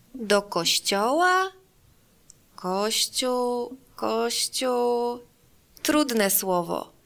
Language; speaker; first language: Polish; non-native, fluent; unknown